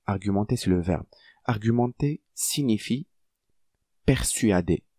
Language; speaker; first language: French; non-native, local second language; Arabic